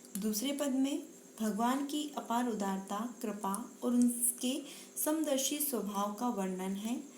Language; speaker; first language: Hindi; native; Hindi